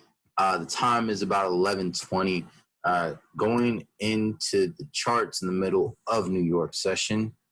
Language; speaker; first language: English; native; English